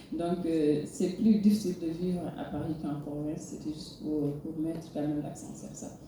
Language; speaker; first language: French; non-native, local second language; Fula